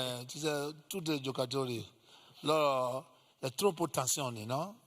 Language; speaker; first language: Italian; non-native, learner; English